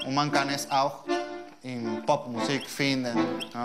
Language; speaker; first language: German; non-native, learner; Spanish